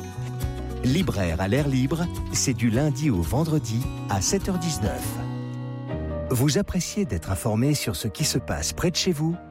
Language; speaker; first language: French; native; French